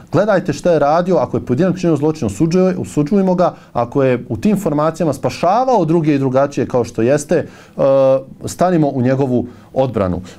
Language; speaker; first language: Bosnian; native; Bosnian